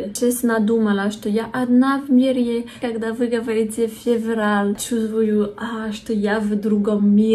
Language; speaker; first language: Russian; non-native, fluent; French